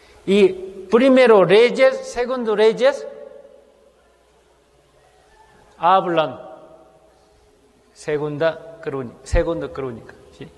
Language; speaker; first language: Spanish; non-native, fluent; Korean